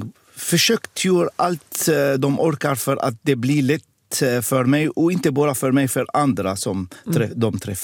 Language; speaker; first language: Swedish; non-native, fluent; Arabic